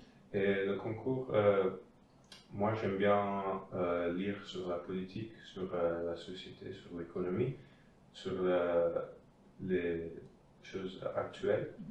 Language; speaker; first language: French; non-native, fluent; Dutch